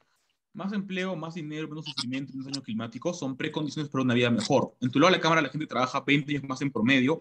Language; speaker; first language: Spanish; native; Spanish